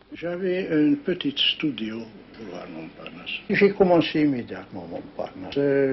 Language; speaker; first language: French; non-native, learner; Hungarian